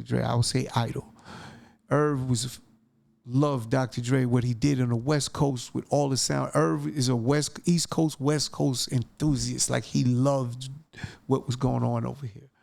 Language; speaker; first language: English; native; English